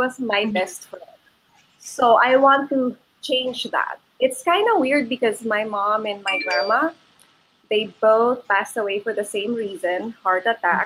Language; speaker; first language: English; non-native, local second language; Filipino